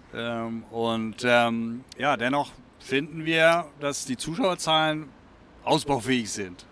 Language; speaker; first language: German; native; German